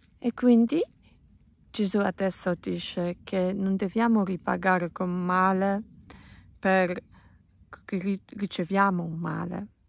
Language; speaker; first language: Italian; non-native, learner; Polish